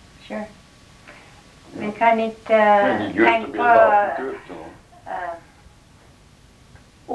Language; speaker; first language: Norwegian; early bilingual, heritage; Norwegian